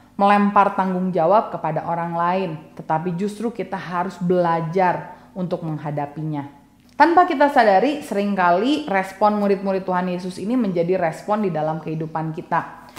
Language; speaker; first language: Indonesian; native; Indonesian